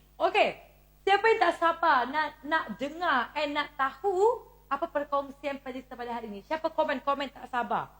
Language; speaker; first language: Malay; native; Malay